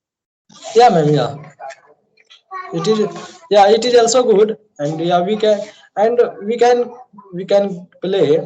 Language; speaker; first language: English; non-native, learner; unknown